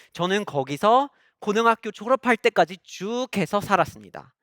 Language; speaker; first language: Korean; non-native, fluent; English